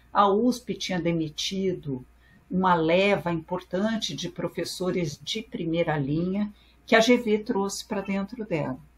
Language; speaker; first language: Portuguese; early bilingual, other home language; French